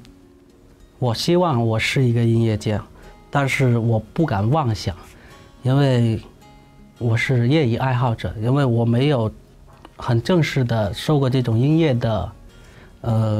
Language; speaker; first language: Chinese; non-native, local second language; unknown